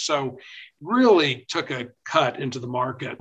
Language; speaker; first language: English; native; English